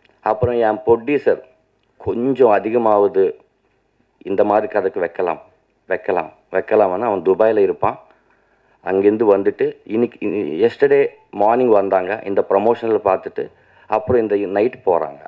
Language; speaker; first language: Tamil; non-native, local second language; Telugu